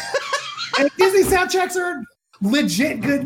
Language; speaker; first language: English; native; English